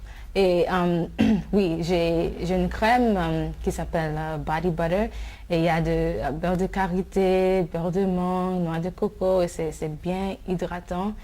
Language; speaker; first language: French; non-native, fluent; English